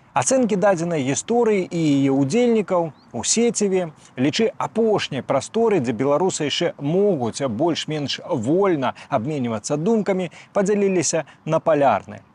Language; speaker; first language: Belarusian; native; Belarusian